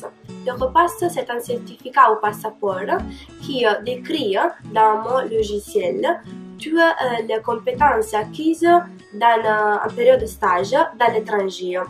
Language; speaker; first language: French; non-native, learner; Italian